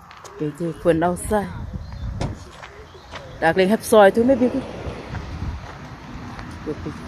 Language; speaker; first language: English; non-native, learner; Thai